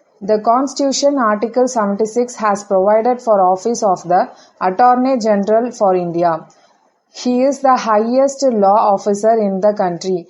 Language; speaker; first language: English; non-native, local second language; Tamil